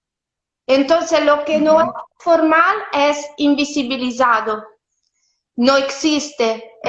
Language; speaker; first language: Spanish; non-native, fluent; Italian